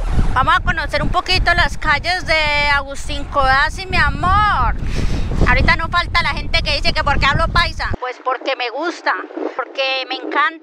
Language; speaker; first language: Spanish; native; Spanish